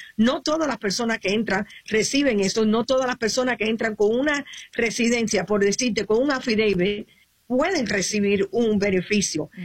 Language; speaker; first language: Spanish; early bilingual, heritage; Spanish